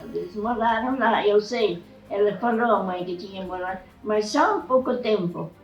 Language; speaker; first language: Portuguese; non-native, local second language; German